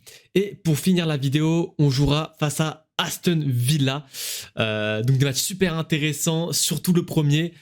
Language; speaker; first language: French; native; French